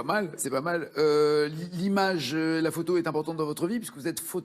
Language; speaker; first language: French; native; French